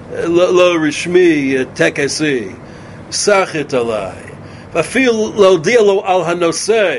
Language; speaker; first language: Hebrew; non-native, fluent; English